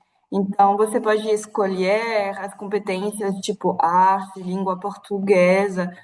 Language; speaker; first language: Portuguese; non-native, fluent; French